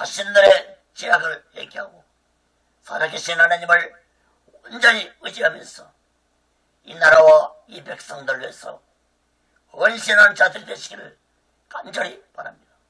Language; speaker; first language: Korean; native; Korean